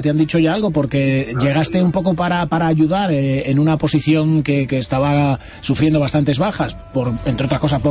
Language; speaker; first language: Spanish; native; Spanish